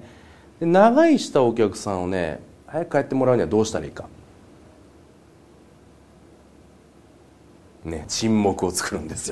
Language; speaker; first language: Japanese; native; Japanese